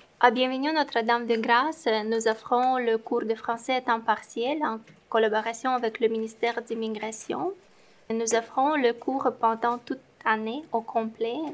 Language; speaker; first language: French; non-native, fluent; Romanian